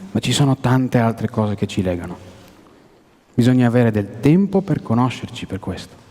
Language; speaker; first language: Italian; non-native, fluent; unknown